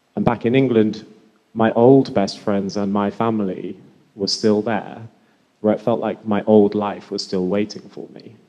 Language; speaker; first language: English; native; English